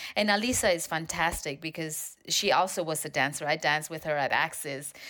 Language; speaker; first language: English; non-native, fluent; Spanish